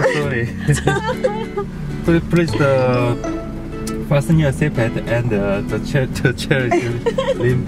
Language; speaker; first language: English; non-native, learner; Korean